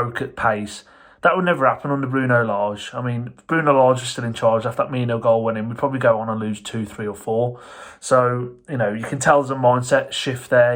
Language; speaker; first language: English; native; English